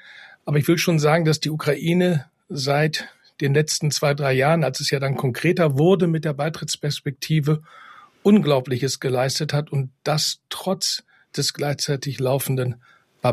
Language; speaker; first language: German; native; German